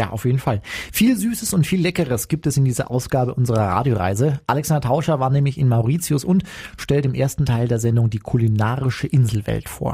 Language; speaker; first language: German; native; German